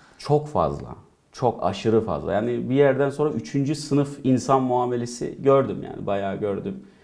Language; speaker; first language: Turkish; early bilingual, heritage; Turkish